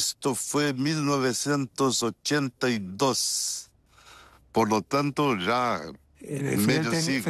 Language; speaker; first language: Spanish; non-native, fluent; Portuguese